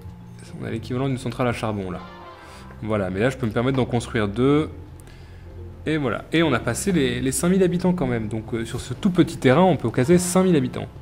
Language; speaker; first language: French; native; French